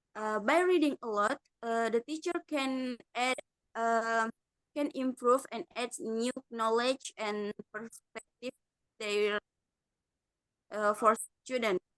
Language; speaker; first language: English; non-native, learner; Indonesian